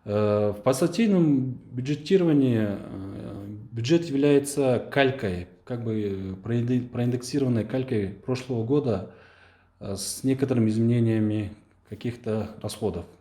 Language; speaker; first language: Russian; non-native, local second language; Kyrgyz